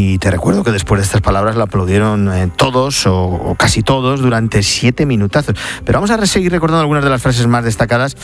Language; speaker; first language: Spanish; native; Spanish